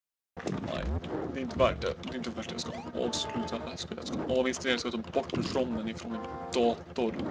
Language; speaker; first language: Swedish; native; Swedish